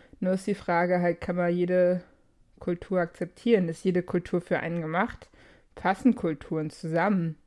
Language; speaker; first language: German; early bilingual, other home language; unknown